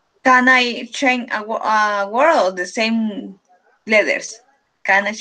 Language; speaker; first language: English; non-native, learner; Spanish